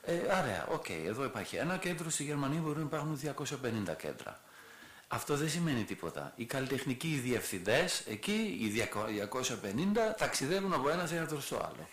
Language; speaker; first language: Greek; non-native, fluent; German